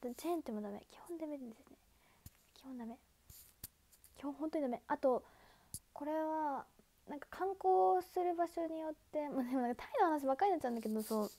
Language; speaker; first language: Japanese; native; Japanese